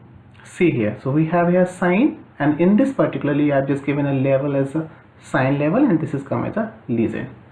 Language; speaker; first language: English; non-native, local second language; Hindi